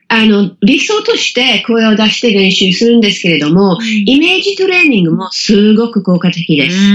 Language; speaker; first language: Japanese; non-native, fluent; English